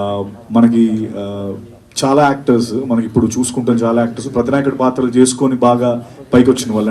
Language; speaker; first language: Telugu; native; Telugu